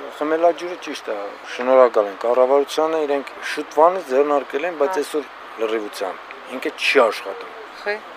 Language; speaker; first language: Armenian; native; Armenian